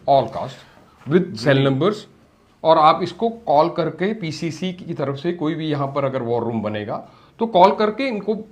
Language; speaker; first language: Hindi; non-native, local second language; Punjabi